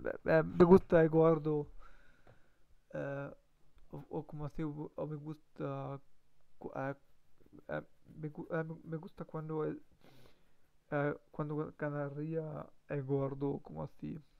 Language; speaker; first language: Spanish; non-native, learner; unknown